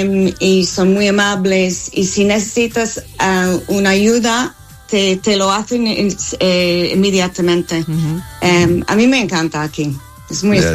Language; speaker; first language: Spanish; non-native, fluent; English